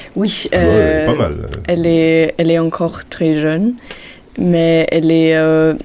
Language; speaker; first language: French; non-native, fluent; German